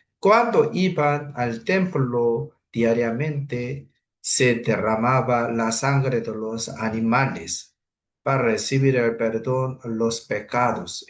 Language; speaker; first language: Spanish; non-native, fluent; Korean